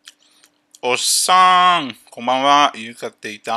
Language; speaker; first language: Japanese; non-native, learner; English